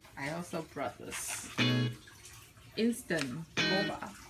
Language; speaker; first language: English; non-native, fluent; Chinese